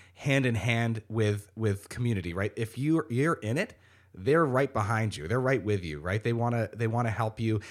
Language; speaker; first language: English; native; English